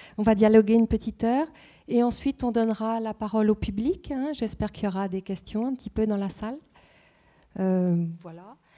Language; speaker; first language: French; native; French